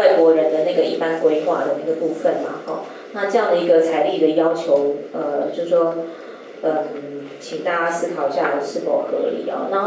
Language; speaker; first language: Chinese; native; Chinese